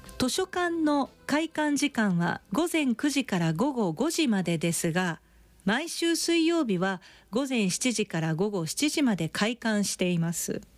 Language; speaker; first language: Japanese; native; Japanese